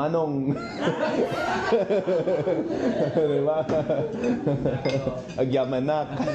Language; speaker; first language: Filipino; non-native, fluent; English